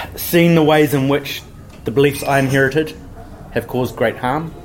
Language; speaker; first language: English; native; English